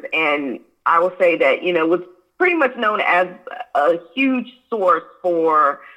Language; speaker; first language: English; native; English